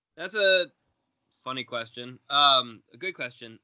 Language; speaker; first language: English; native; English